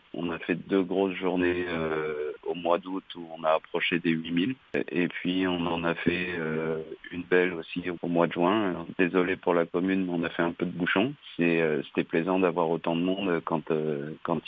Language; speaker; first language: French; native; French